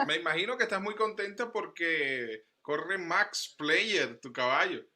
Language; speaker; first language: Spanish; native; Spanish